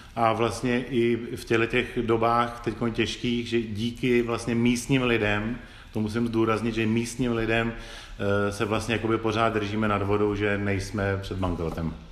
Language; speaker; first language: Czech; early bilingual, other home language; Greek